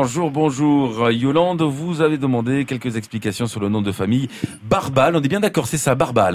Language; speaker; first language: French; native; French